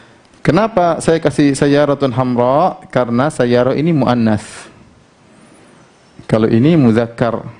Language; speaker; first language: Indonesian; native; Indonesian